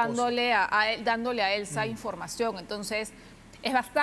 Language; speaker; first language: Spanish; native; Spanish